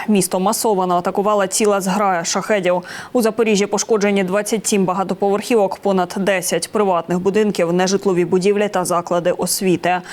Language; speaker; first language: Ukrainian; native; Ukrainian